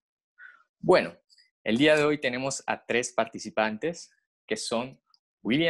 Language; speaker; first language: Spanish; native; Spanish